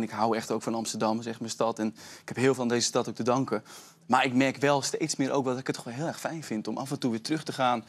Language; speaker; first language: Dutch; non-native, local second language; Western Frisian